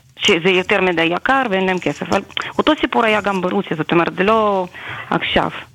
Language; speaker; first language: Hebrew; non-native, fluent; Russian